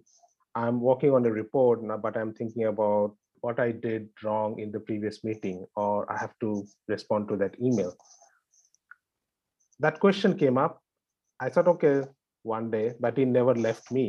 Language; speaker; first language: English; non-native, local second language; Bangla